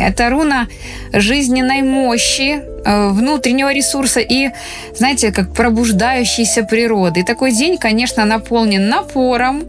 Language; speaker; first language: Russian; native; Russian